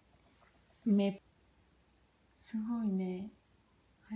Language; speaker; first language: Japanese; non-native, learner; Spanish